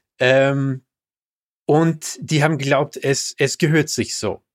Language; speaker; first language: German; non-native, fluent; English